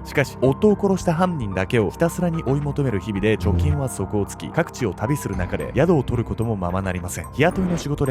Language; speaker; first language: Japanese; native; Japanese